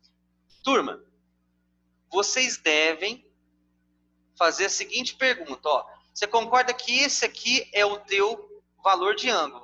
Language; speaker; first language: Portuguese; native; Portuguese